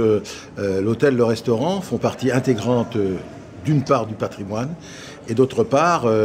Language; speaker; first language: French; native; French